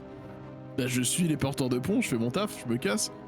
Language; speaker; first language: French; native; French